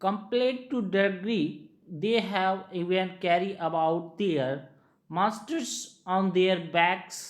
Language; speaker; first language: English; non-native, local second language; Gujarati